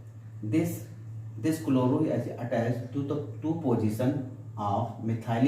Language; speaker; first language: English; non-native, local second language; Hindi